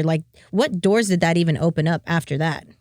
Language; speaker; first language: English; native; English